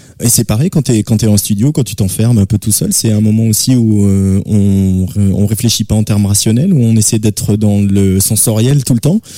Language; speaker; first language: French; native; French